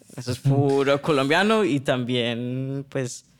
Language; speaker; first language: Spanish; early bilingual, heritage; Spanish